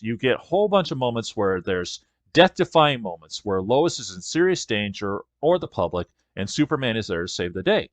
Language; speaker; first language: English; native; English